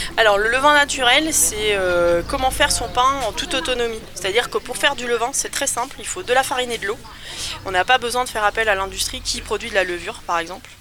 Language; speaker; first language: French; native; French